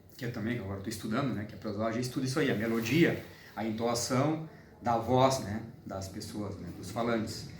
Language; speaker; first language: Portuguese; native; Portuguese